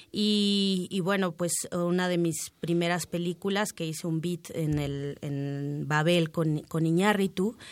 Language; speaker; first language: Spanish; native; Spanish